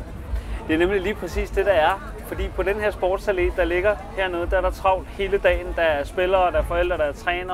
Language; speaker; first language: Danish; native; Danish